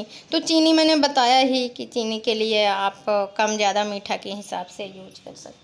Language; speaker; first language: Hindi; native; Hindi